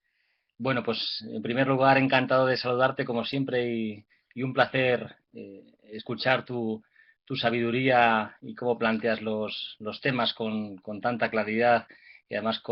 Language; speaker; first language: Spanish; native; Spanish